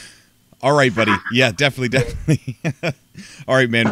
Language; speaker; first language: English; native; English